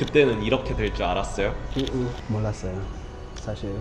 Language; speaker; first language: Korean; native; Korean